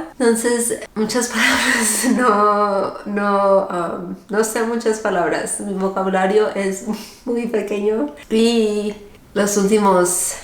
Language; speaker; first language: Spanish; early bilingual, heritage; Spanish